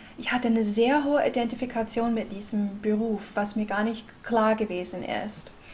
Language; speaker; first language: German; non-native, fluent; English